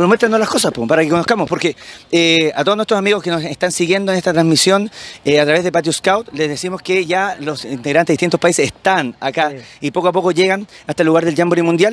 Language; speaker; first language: Spanish; native; Spanish